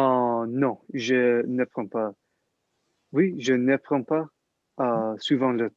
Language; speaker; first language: French; non-native, learner; English